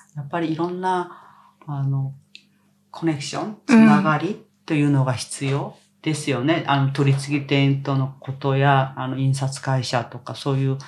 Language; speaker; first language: Japanese; non-native, fluent; Korean